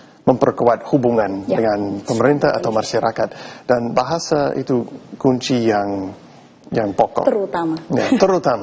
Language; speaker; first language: Indonesian; non-native, fluent; English